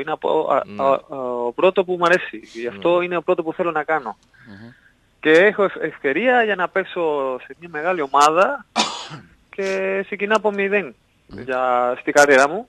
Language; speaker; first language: Greek; non-native, learner; Spanish